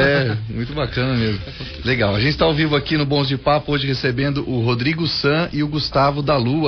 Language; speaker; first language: Portuguese; native; Portuguese